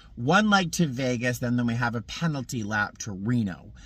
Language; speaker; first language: English; native; English